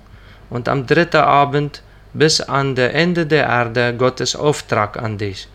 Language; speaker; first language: German; non-native, local second language; Plautdietsch